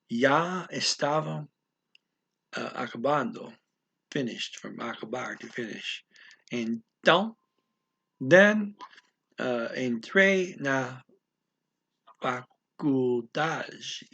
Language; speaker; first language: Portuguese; non-native, learner; English